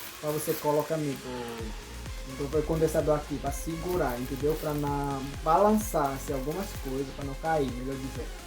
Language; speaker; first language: Portuguese; non-native, local second language; Ticuna